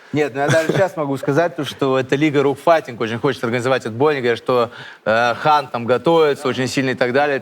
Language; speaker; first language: Russian; native; Russian